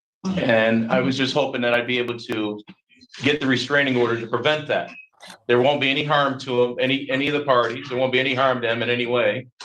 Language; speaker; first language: English; native; English